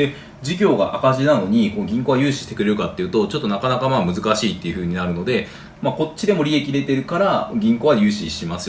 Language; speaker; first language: Japanese; native; Japanese